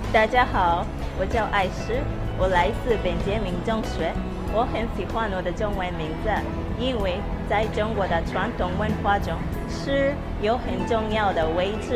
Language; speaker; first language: Chinese; non-native, fluent; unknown